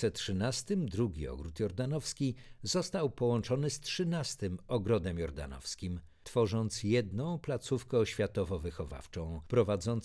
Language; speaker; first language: Polish; native; Polish